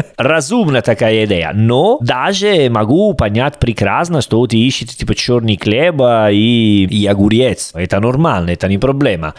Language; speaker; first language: Russian; non-native, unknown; Italian